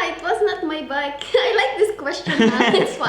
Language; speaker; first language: English; non-native, local second language; Cebuano